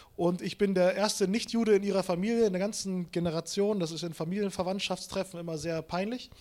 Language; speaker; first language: German; early bilingual, other home language; Russian